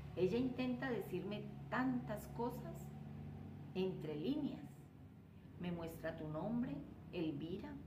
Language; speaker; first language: Spanish; native; Spanish